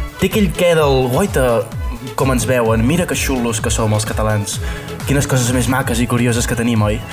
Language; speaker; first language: Catalan; native; Catalan